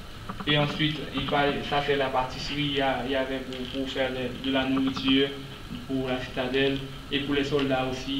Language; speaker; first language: French; non-native, local second language; Haitian Creole